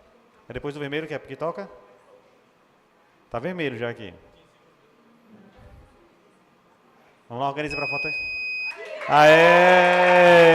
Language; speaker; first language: Portuguese; native; Portuguese